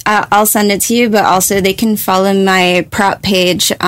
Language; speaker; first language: English; native; English